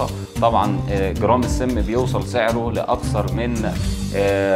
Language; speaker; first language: Arabic; native; Arabic